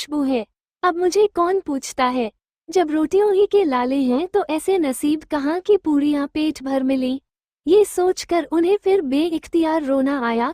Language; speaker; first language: Hindi; native; Hindi